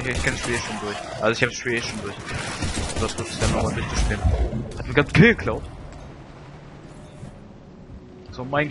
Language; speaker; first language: German; native; German